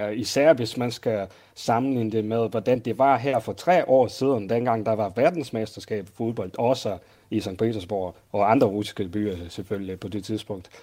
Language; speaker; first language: Danish; non-native, fluent; Russian